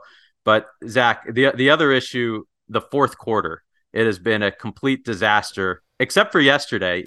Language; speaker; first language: English; native; English